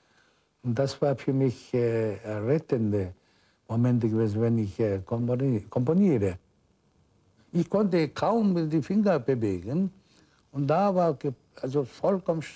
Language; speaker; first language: German; non-native, fluent; Korean